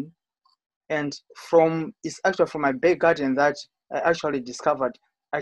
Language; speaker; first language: English; non-native, local second language; Shona